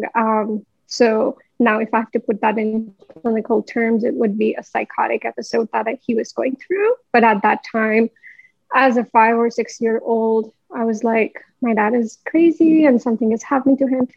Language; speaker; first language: English; non-native, local second language; Hindi